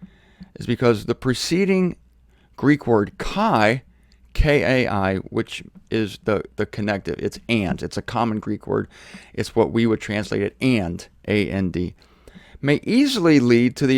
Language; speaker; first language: English; native; English